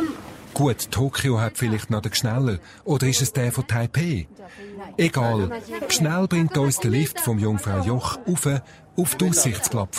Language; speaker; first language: German; native; German